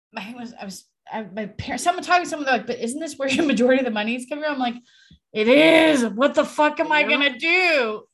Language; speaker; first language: English; native; English